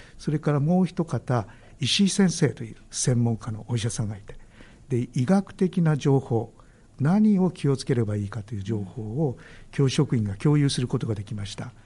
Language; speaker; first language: Japanese; native; Japanese